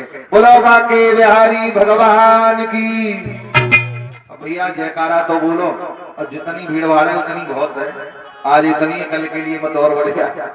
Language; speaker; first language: Hindi; native; Hindi